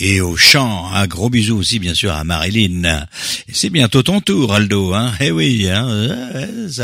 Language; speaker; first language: French; native; French